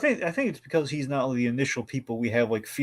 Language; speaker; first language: English; native; English